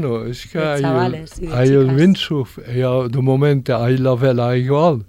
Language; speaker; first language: Spanish; non-native, fluent; French